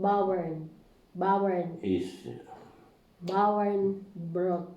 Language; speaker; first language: English; non-native, learner; Filipino